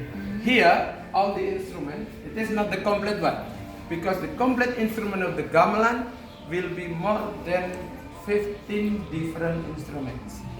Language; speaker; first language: English; non-native, learner; Indonesian